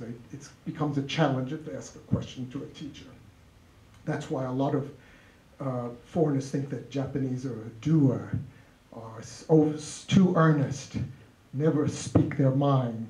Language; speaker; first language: English; native; English